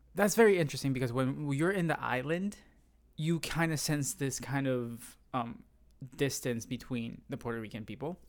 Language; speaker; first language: English; non-native, fluent; Spanish